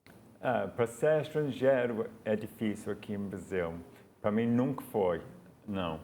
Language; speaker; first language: Portuguese; non-native, fluent; English